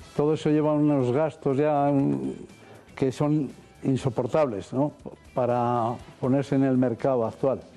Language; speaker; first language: Spanish; native; Spanish